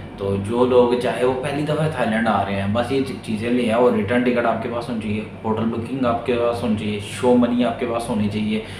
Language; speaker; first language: Urdu; non-native, local second language; Punjabi